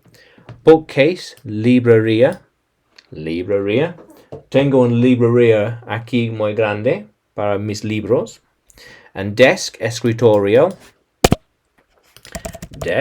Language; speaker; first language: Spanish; non-native, learner; English